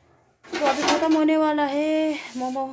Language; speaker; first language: Hindi; non-native, local second language; Nepali